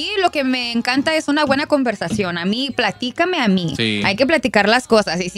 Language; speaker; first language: Spanish; early bilingual, heritage; Spanish